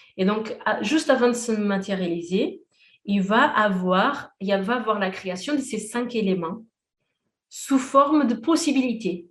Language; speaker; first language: French; non-native, fluent; Portuguese